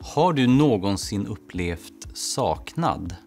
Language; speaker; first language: Swedish; native; Swedish